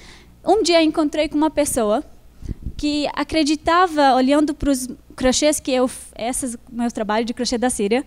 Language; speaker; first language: Portuguese; non-native, fluent; Arabic